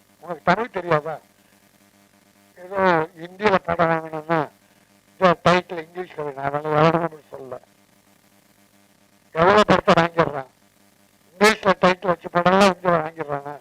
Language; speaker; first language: Tamil; native; Tamil